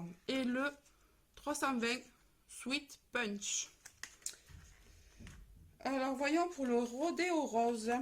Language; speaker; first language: French; native; French